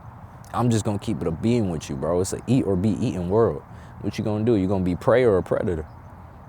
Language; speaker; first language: English; native; English